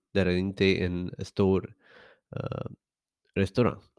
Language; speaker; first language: Swedish; non-native, learner; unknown